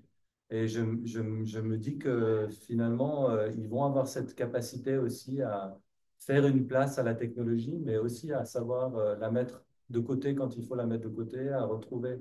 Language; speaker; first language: French; native; French